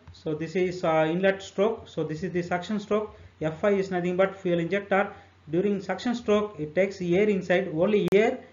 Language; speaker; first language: English; non-native, local second language; Telugu